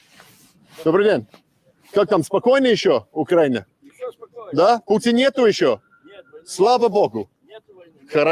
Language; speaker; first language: Russian; non-native, learner; Polish